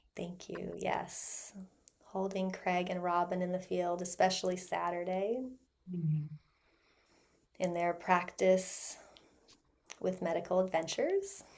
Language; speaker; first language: English; native; English